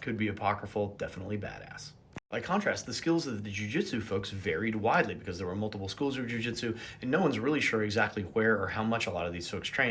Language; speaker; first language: English; native; English